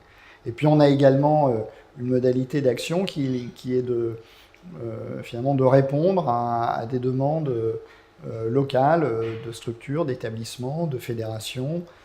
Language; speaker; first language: French; native; French